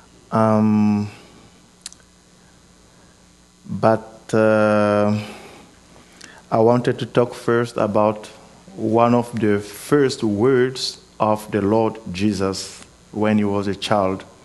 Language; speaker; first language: English; non-native, fluent; Lingala